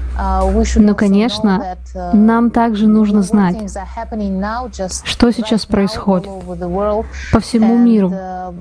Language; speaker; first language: Russian; non-native, fluent; Hindi